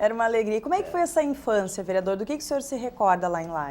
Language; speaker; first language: Portuguese; native; Portuguese